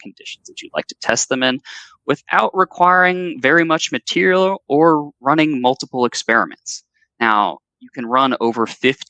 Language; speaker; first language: English; native; English